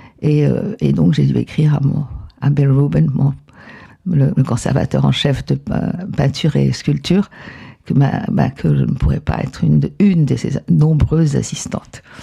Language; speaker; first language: French; non-native, fluent; Spanish